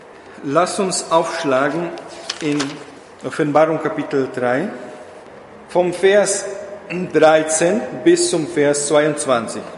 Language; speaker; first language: German; non-native, fluent; Portuguese